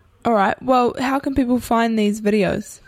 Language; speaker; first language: English; native; English